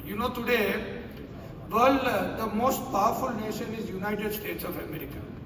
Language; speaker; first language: English; non-native, local second language; Tamil